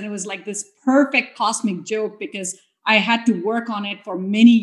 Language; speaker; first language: English; non-native, local second language; Tamil